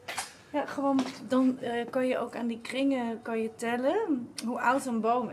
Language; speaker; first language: Dutch; native; Dutch